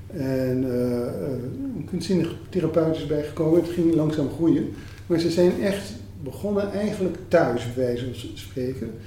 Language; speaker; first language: Dutch; native; Dutch